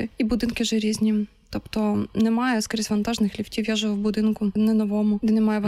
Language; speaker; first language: Ukrainian; native; Ukrainian